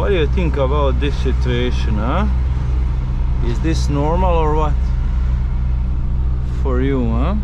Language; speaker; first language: English; non-native, learner; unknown